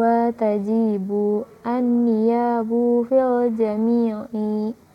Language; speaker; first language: Arabic; non-native, learner; Indonesian